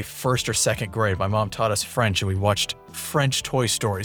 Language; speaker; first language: English; native; English